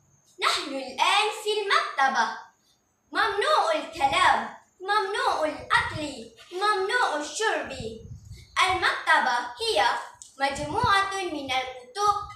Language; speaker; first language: Arabic; non-native, learner; Malay